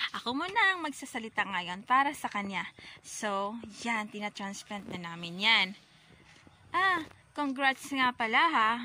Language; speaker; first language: Filipino; non-native, local second language; Waray